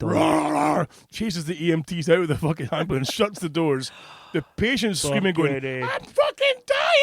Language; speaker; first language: English; native; English